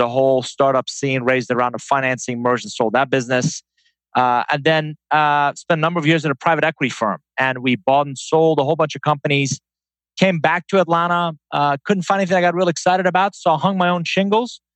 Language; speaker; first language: English; non-native, fluent; Persian